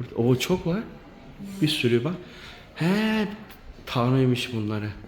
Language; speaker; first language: Turkish; non-native, learner; Chinese